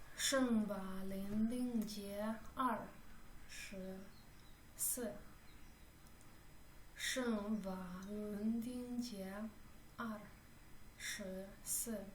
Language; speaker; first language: Chinese; non-native, fluent; Kyrgyz